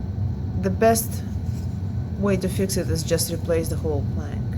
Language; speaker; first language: English; non-native, fluent; Russian